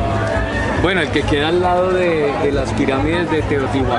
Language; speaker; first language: Spanish; native; Spanish